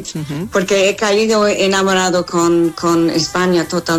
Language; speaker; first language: Spanish; non-native, learner; English